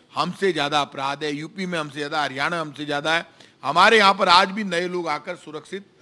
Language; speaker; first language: Hindi; native; Hindi